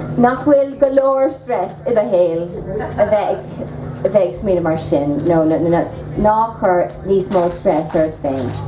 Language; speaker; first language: Irish; non-native, local second language; English